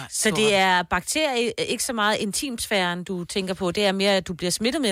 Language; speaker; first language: Danish; native; Danish